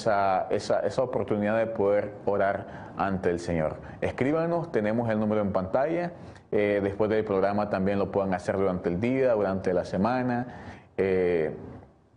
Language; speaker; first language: Spanish; native; Spanish